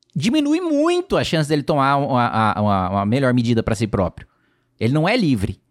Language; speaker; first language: Portuguese; native; Portuguese